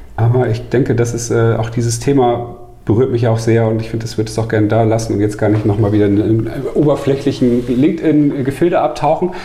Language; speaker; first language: German; native; German